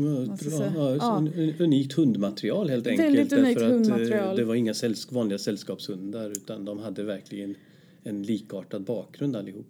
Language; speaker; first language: Swedish; native; Swedish